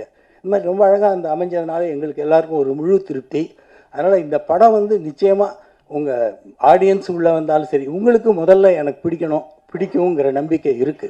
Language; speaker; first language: Tamil; native; Tamil